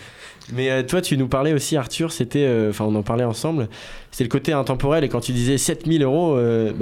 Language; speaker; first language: French; native; French